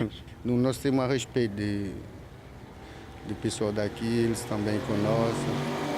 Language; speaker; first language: Portuguese; non-native, learner; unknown